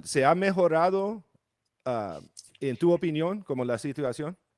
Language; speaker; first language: Spanish; non-native, fluent; English